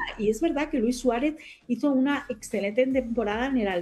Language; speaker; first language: Spanish; native; Spanish